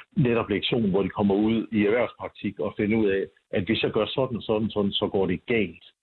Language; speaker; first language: Danish; native; Danish